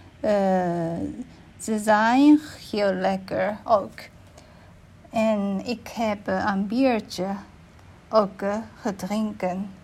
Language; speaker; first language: Dutch; non-native, learner; English